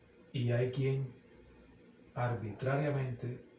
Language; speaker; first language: Spanish; native; Spanish